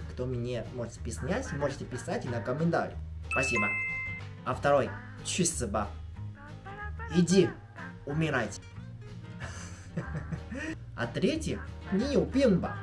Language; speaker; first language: Russian; non-native, fluent; Chinese